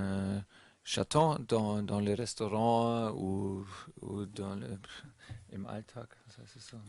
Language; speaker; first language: French; non-native, learner; German